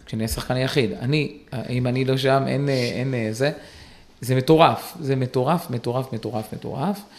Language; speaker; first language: Hebrew; native; Hebrew